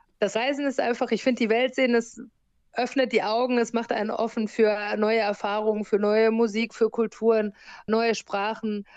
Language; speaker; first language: German; native; German